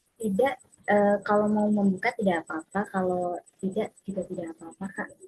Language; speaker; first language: Indonesian; native; Indonesian